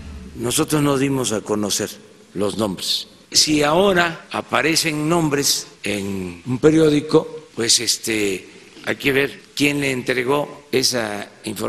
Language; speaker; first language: Spanish; native; Spanish